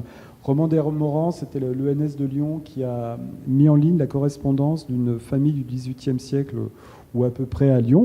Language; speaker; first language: French; native; French